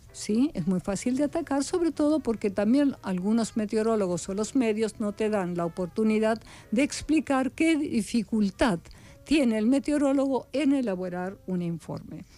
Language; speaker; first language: Spanish; early bilingual, other home language; Ukrainian